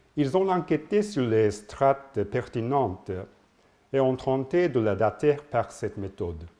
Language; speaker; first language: French; non-native, learner; Japanese